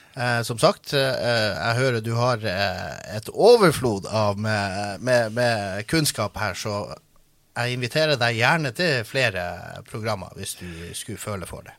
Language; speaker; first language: Norwegian; native; Norwegian